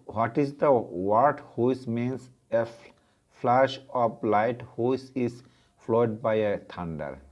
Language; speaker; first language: English; non-native, local second language; Bangla